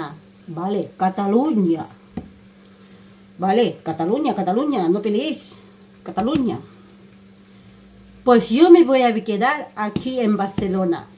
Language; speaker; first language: Spanish; non-native, fluent; Armenian